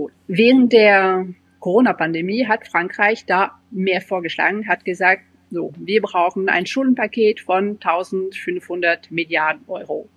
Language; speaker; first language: German; non-native, fluent; French